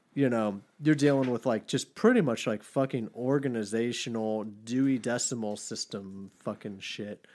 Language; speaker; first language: English; native; English